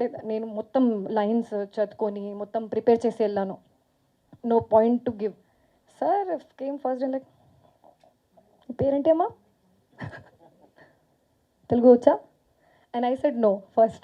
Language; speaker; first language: Telugu; non-native, fluent; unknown